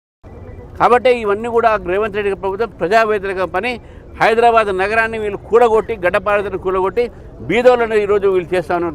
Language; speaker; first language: Telugu; native; Telugu